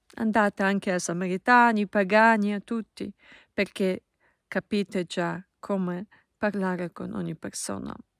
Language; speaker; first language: Italian; non-native, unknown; Polish